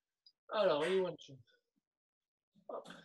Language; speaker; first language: French; native; French